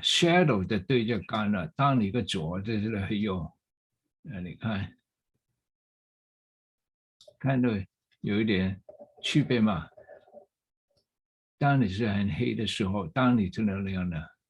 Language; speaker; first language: Chinese; non-native, fluent; English